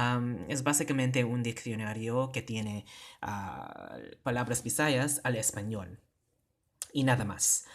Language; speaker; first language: Spanish; non-native, learner; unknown